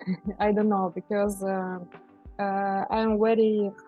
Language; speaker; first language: English; non-native, learner; Russian